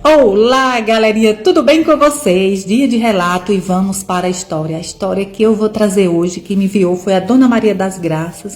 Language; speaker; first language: Portuguese; native; Portuguese